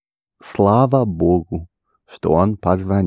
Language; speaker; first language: Russian; non-native, learner; English